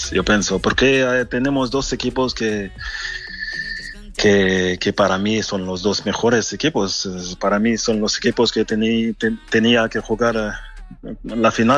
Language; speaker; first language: Spanish; non-native, fluent; French